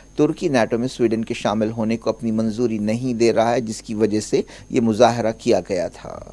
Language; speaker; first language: Urdu; native; Urdu